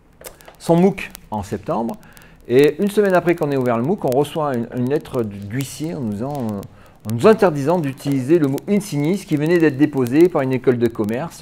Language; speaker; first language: French; native; French